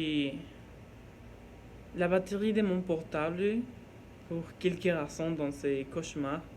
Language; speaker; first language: French; non-native, learner; Norwegian